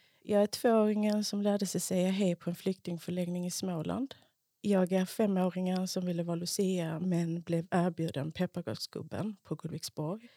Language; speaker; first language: Swedish; early bilingual, other home language; Spanish